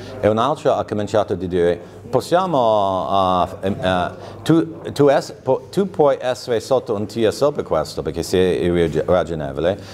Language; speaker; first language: Italian; non-native, fluent; English